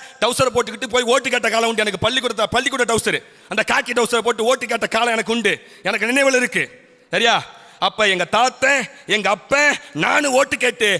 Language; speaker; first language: Tamil; native; Tamil